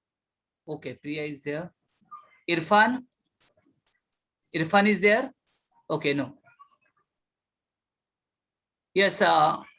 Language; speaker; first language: English; non-native, local second language; Marathi